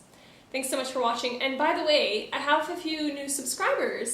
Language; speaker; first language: English; native; English